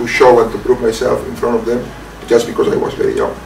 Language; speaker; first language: English; non-native, fluent; Spanish